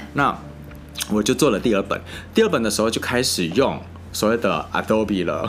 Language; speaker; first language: Chinese; non-native, fluent; Indonesian